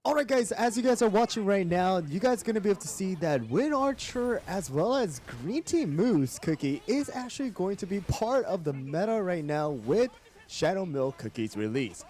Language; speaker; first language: English; native; English